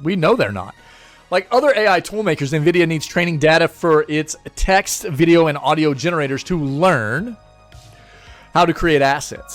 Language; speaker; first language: English; native; English